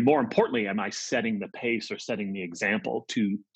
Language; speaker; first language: English; native; English